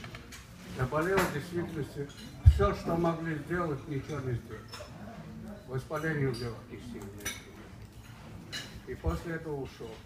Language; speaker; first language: Russian; non-native, local second language; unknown